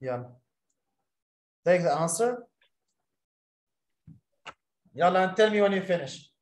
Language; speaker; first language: English; non-native, fluent; Arabic